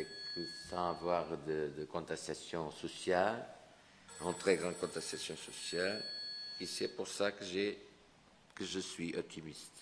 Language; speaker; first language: French; non-native, fluent; Portuguese